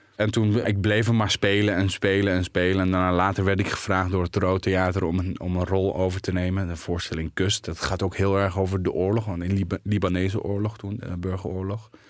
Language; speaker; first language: Dutch; early bilingual, other home language; Arabic